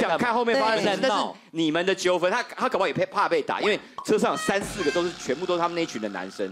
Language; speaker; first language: Chinese; native; Chinese